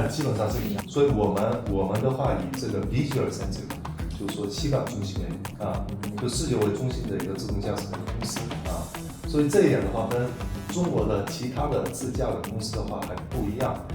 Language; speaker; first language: Chinese; native; Chinese